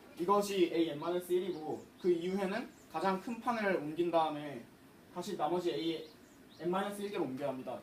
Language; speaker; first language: Korean; native; Korean